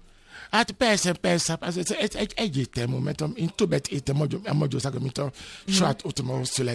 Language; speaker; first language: Hungarian; non-native, learner; Yoruba